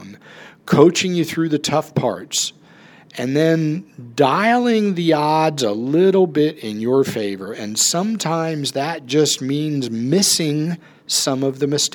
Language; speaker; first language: English; native; English